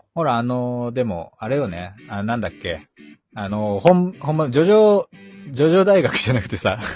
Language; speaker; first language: Japanese; non-native, fluent; Malay